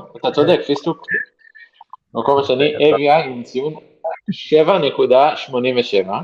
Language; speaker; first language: Hebrew; native; Hebrew